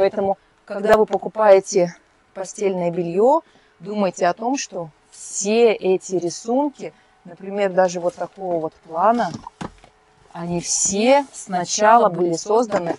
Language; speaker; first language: Russian; native; Russian